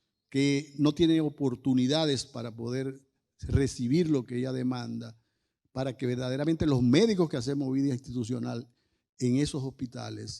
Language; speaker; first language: Spanish; native; Spanish